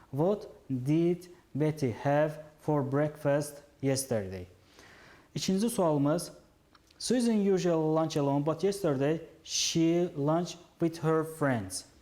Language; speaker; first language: English; non-native, fluent; Azerbaijani